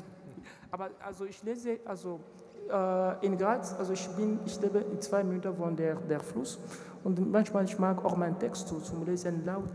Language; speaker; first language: German; non-native, learner; French